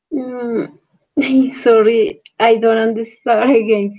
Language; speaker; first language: English; non-native, learner; Spanish